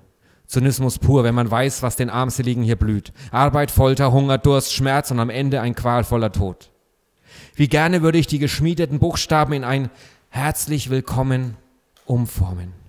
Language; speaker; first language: German; native; German